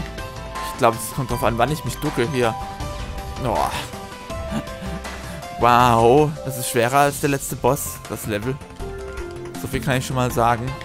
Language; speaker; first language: German; native; German